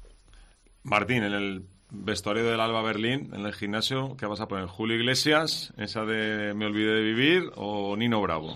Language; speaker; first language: Spanish; native; Spanish